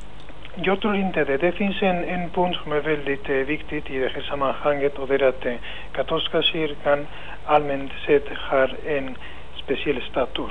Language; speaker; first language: Swedish; non-native, fluent; Spanish